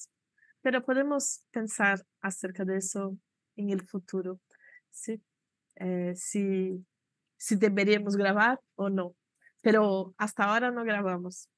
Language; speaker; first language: Spanish; non-native, fluent; Portuguese